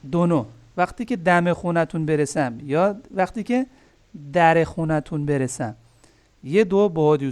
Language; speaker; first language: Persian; non-native, fluent; Urdu